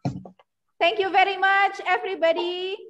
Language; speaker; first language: English; non-native, fluent; Indonesian